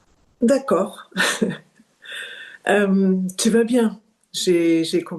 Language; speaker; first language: French; non-native, fluent; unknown